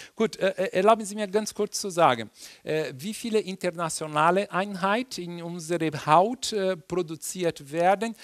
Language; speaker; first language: German; non-native, fluent; Portuguese